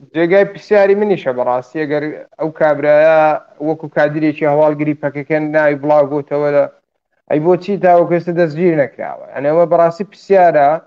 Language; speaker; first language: Central Kurdish; native; Central Kurdish